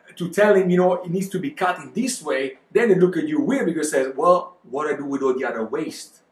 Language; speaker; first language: English; non-native, fluent; Italian